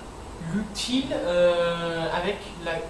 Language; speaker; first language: French; non-native, learner; English